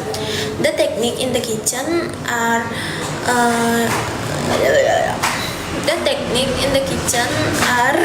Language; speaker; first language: English; non-native, learner; Indonesian